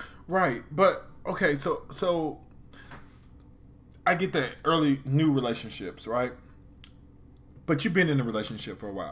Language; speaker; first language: English; native; English